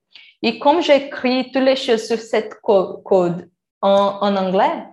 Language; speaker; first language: French; non-native, learner; Portuguese